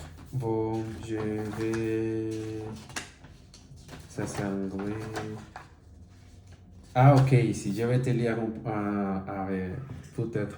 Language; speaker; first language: French; non-native, learner; Spanish